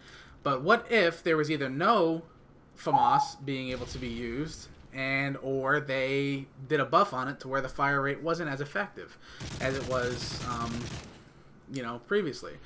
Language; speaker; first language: English; native; English